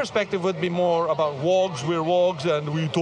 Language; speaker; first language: English; non-native, fluent; Arabic